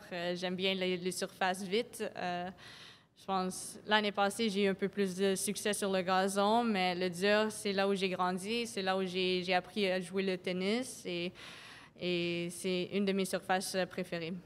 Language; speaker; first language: French; non-native, local second language; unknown